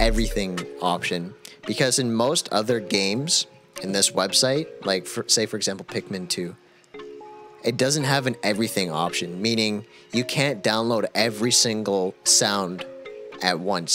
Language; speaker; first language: English; native; English